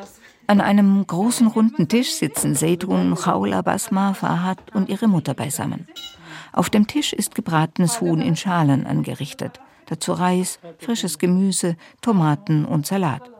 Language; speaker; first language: German; native; German